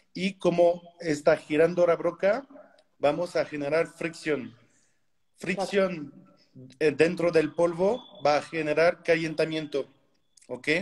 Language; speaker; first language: Spanish; non-native, fluent; French